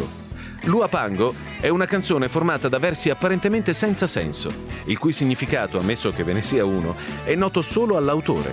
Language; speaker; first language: Italian; native; Italian